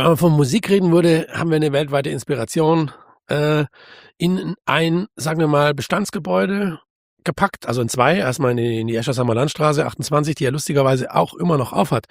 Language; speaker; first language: German; native; German